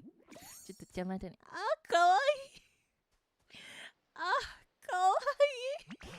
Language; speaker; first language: Japanese; native; Japanese